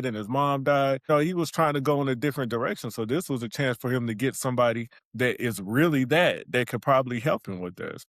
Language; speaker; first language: English; native; English